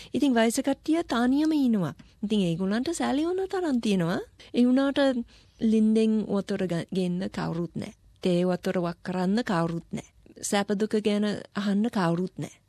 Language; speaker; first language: Sinhala; non-native, fluent; English